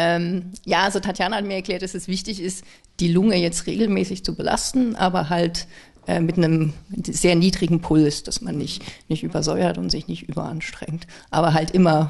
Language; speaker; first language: German; native; German